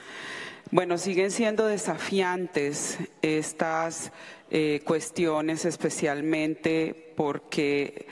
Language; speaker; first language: Spanish; non-native, local second language; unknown